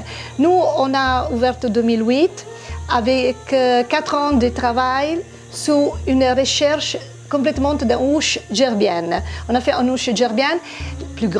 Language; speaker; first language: French; non-native, fluent; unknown